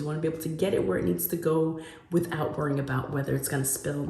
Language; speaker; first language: English; native; English